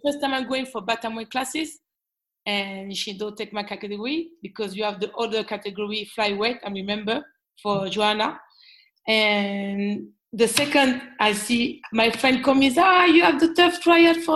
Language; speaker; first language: English; non-native, learner; French